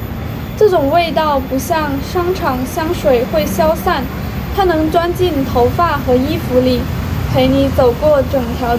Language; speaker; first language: Chinese; native; Chinese